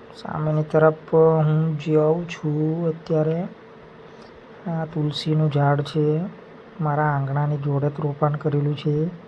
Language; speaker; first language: Gujarati; native; Gujarati